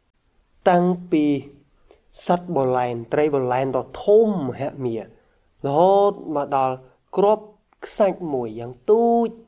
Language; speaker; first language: Khmer; native; Khmer